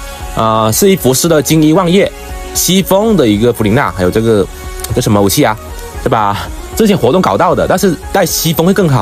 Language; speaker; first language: Chinese; native; Chinese